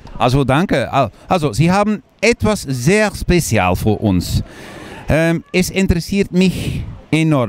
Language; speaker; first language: German; non-native, learner; Dutch